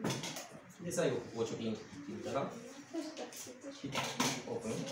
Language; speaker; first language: Japanese; native; Japanese